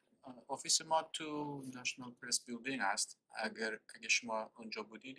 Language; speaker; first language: Persian; non-native, learner; Kurdish